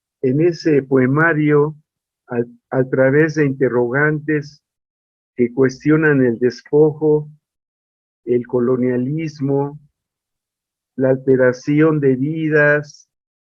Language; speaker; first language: Spanish; native; Spanish